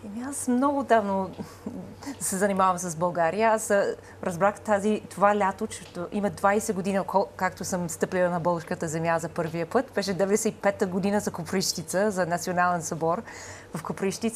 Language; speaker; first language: Bulgarian; non-native, fluent; English